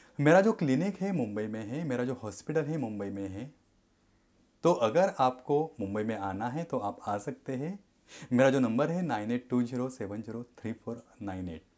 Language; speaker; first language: Hindi; non-native, local second language; Marathi